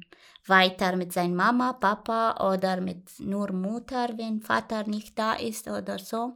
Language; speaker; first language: German; non-native, learner; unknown